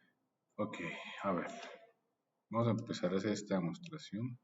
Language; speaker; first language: Spanish; native; Spanish